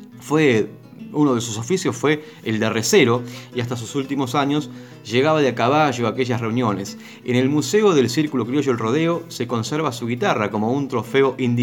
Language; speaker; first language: Spanish; native; Spanish